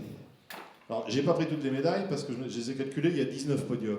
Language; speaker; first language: French; native; French